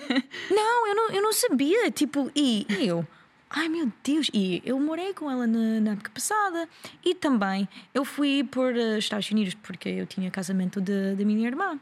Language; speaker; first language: Portuguese; non-native, learner; English